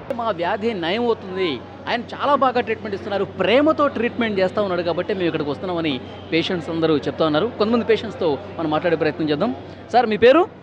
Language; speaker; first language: Telugu; native; Telugu